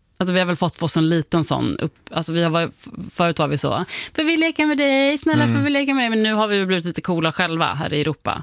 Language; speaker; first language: Swedish; native; Swedish